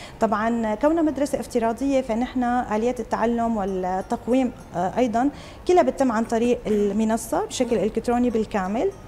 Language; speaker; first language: Arabic; native; Arabic